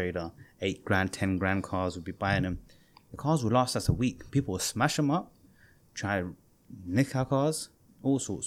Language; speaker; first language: English; native; English